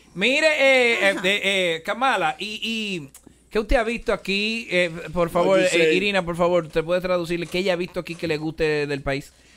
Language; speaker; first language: Spanish; native; Spanish